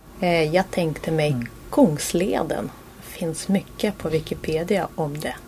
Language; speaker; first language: Swedish; non-native, learner; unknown